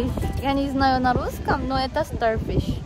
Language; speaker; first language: Russian; non-native, fluent; Korean